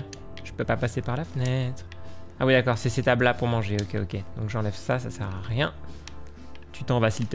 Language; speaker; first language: French; native; French